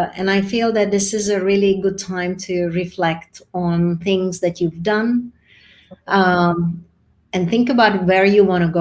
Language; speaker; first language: English; non-native, fluent; Czech